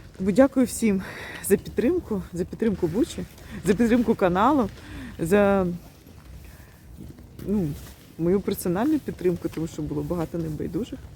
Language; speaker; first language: Ukrainian; native; Ukrainian